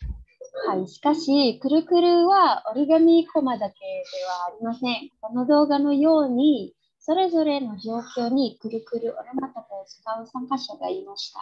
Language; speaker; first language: Japanese; non-native, fluent; Indonesian